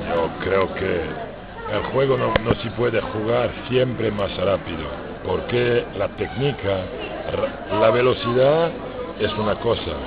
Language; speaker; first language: Spanish; non-native, fluent; French